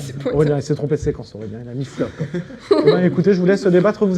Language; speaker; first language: French; native; French